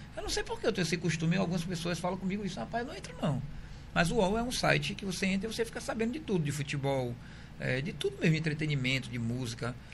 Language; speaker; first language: Portuguese; native; Portuguese